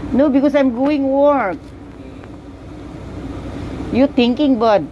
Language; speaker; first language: English; non-native, learner; Cebuano